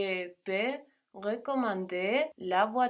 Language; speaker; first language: French; non-native, learner; English